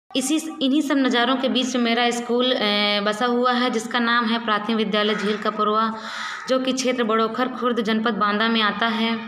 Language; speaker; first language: Hindi; native; Hindi